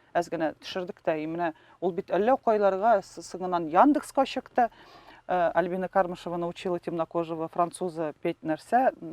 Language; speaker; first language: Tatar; non-native, local second language; Russian